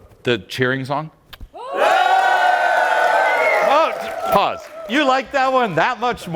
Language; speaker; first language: English; non-native, fluent; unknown